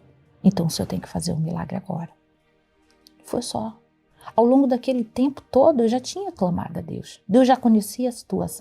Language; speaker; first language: Portuguese; native; Portuguese